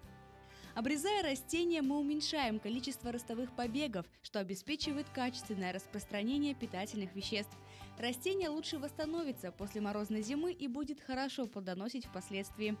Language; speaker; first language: Russian; native; Russian